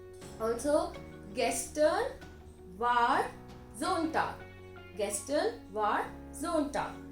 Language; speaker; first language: German; non-native, learner; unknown